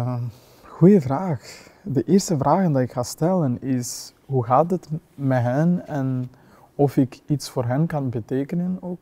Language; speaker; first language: Dutch; non-native, fluent; Kinyarwanda